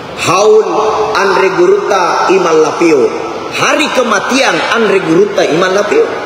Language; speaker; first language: Malay; non-native, local second language; Buginese